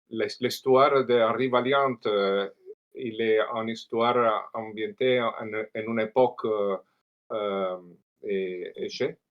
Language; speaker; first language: French; non-native, learner; Italian